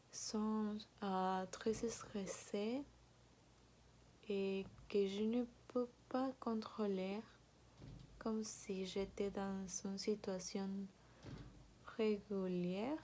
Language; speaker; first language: French; non-native, learner; Spanish